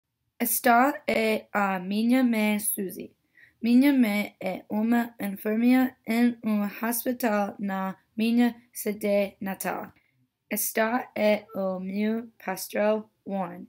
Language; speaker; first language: Portuguese; non-native, learner; English